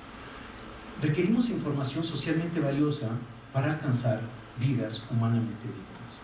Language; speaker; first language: Spanish; native; Spanish